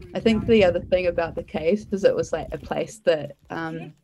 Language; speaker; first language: English; native; English